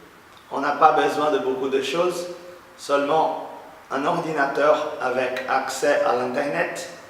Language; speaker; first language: French; non-native, fluent; Portuguese